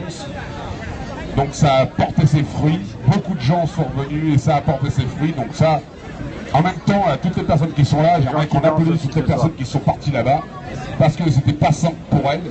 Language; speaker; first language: French; native; French